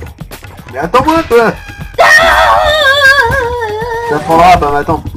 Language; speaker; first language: French; native; French